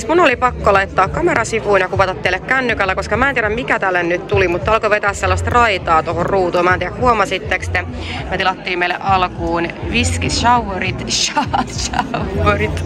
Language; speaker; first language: Finnish; native; Finnish